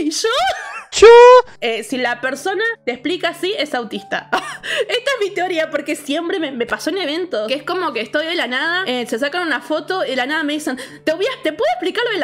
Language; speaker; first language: Spanish; native; Spanish